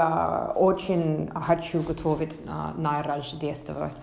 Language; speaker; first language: Russian; non-native, learner; English